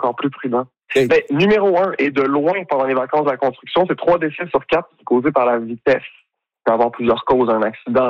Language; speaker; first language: French; native; French